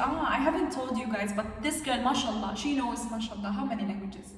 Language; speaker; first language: English; non-native, fluent; Arabic